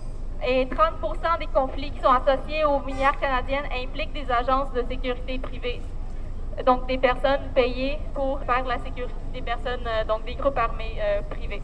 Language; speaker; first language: French; native; French